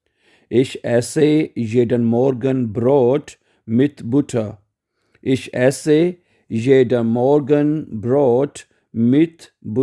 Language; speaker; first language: German; non-native, fluent; Urdu